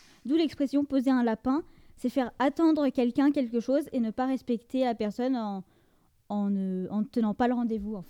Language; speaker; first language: French; native; French